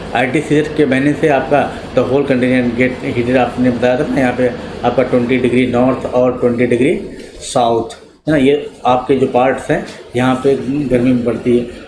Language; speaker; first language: Hindi; native; Hindi